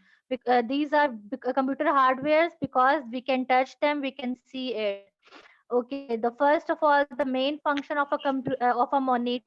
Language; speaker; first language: English; non-native, local second language; Urdu